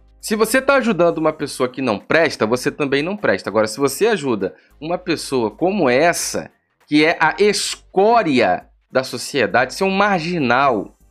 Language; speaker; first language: Portuguese; native; Portuguese